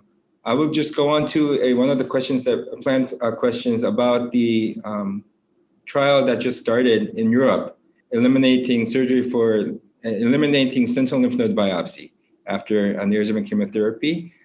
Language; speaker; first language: English; non-native, fluent; Korean